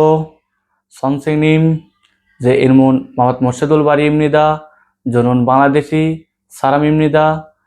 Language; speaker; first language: Korean; non-native, learner; Bangla